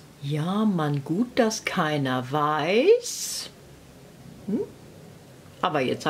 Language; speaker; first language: German; native; German